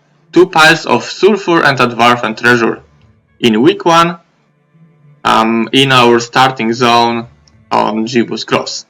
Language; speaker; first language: English; non-native, fluent; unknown